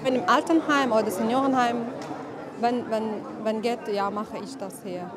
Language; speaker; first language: German; non-native, learner; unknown